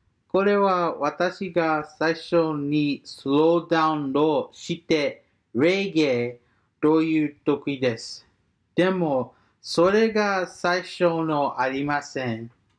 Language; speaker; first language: Japanese; non-native, learner; English